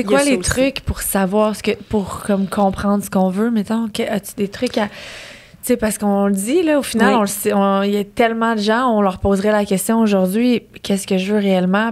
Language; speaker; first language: French; native; French